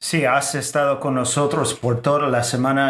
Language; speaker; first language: Spanish; non-native, fluent; English